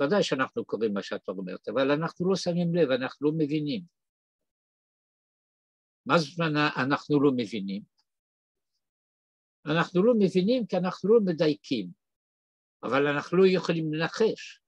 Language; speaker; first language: Hebrew; non-native, fluent; French